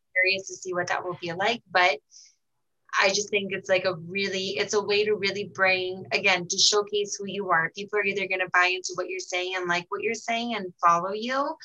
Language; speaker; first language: English; early bilingual, heritage; Portuguese